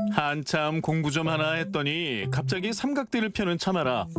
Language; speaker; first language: Korean; native; Korean